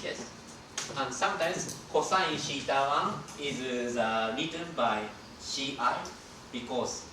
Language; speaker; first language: English; non-native, fluent; Japanese